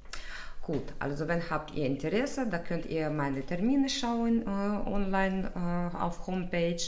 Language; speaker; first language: German; non-native, learner; Russian